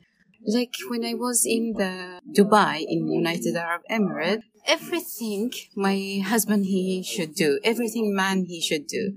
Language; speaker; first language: English; non-native, learner; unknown